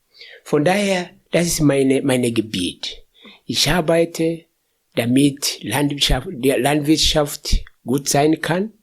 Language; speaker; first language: German; non-native, fluent; Swahili